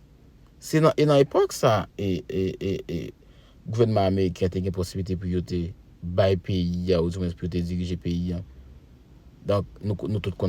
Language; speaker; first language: French; non-native, local second language; Haitian Creole